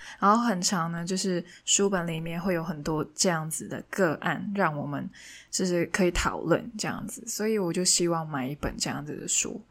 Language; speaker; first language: Chinese; non-native, local second language; Cantonese